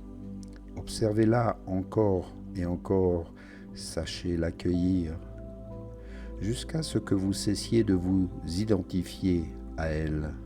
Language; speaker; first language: French; native; French